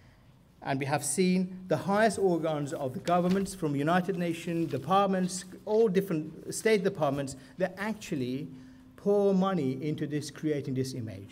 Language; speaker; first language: English; non-native, fluent; Persian